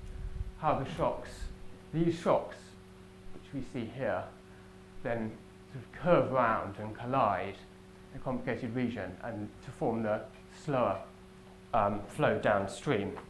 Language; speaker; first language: English; native; English